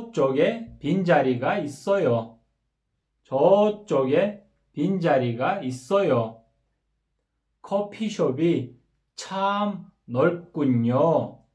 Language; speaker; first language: Korean; non-native, fluent; Kyrgyz